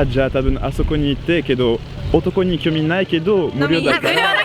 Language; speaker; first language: Japanese; non-native, learner; French